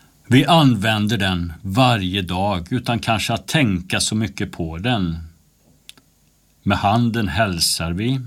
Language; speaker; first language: Swedish; native; Swedish